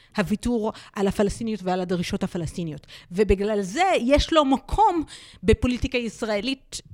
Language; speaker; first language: Hebrew; non-native, local second language; Arabic